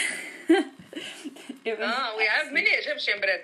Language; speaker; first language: English; non-native, learner; Arabic